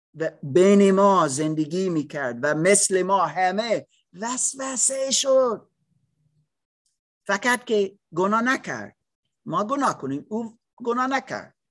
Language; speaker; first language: Persian; non-native, learner; English